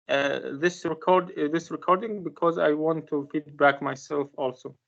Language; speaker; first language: English; non-native, learner; Arabic